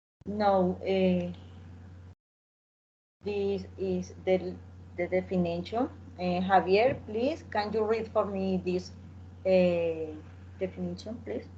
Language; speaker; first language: English; non-native, learner; Spanish